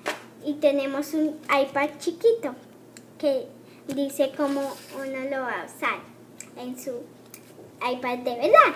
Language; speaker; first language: Spanish; early bilingual, heritage; Spanish